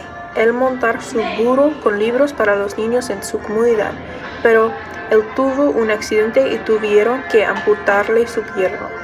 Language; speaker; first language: Spanish; non-native, learner; English